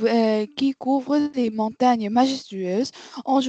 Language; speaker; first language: French; non-native, learner; Arabic